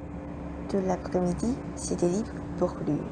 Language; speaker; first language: French; non-native, learner; Chinese